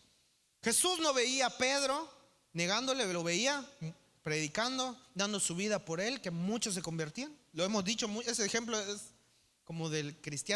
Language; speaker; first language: Spanish; native; Spanish